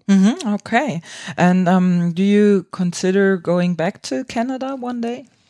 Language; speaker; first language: English; non-native, fluent; German